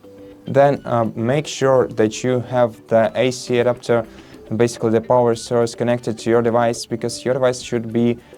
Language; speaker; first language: English; non-native, fluent; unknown